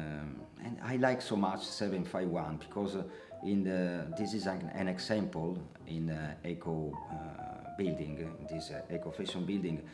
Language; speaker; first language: English; non-native, learner; Italian